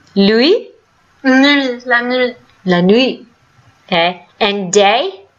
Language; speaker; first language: English; native; English